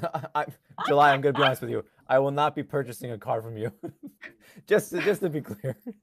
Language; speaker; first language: English; non-native, fluent; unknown